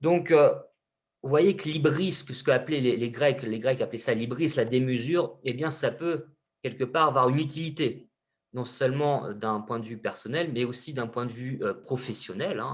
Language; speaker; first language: French; native; French